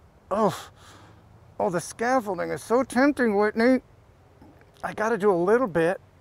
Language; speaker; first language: English; native; English